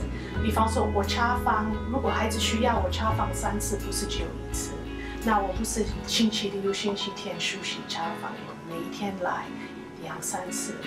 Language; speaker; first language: Chinese; non-native, fluent; English